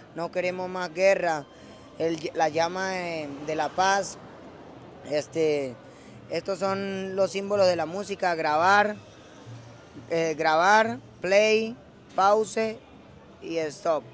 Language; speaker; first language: Spanish; native; Spanish